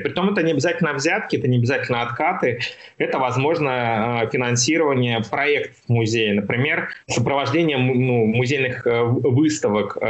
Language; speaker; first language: Russian; native; Russian